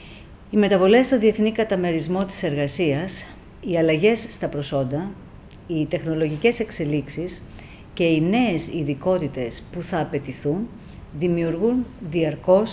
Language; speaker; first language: Greek; native; Greek